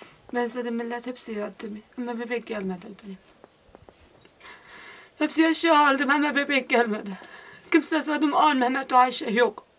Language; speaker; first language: Turkish; non-native, learner; Arabic